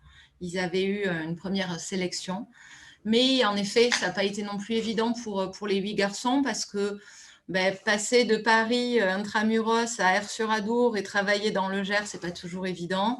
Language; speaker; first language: French; native; French